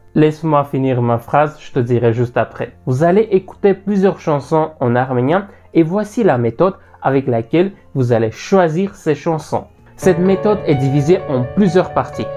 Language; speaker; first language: French; non-native, fluent; Armenian